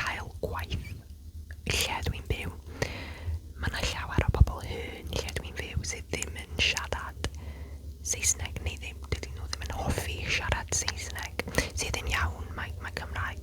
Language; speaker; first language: Welsh; non-native, local second language; English